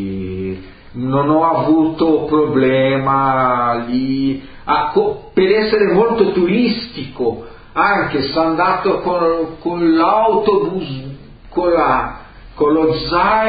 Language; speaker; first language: Italian; early bilingual, heritage; Italian